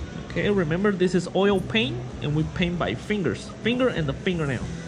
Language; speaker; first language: English; non-native, learner; Spanish